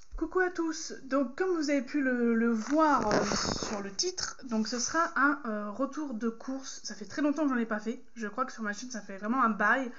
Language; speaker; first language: French; native; French